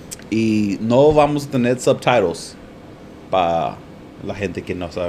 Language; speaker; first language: Spanish; early bilingual, other home language; English